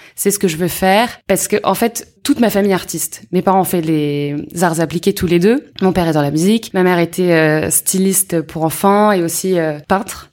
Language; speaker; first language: French; native; French